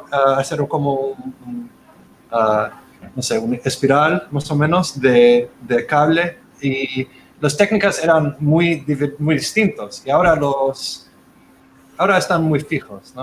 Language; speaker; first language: Spanish; non-native, fluent; English